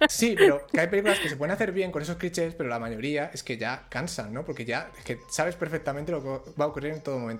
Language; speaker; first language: Spanish; native; Spanish